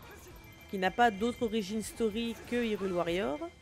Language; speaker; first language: French; native; French